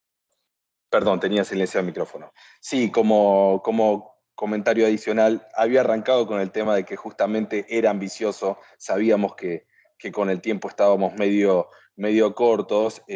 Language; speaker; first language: Spanish; native; Spanish